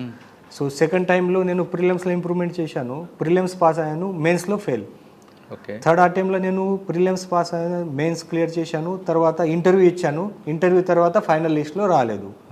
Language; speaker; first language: Telugu; non-native, fluent; Marathi